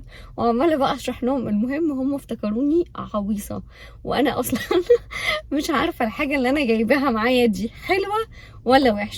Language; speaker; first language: Arabic; native; Arabic